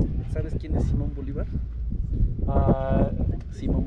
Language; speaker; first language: Spanish; native; Spanish